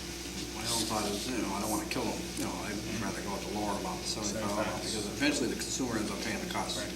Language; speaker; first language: English; native; English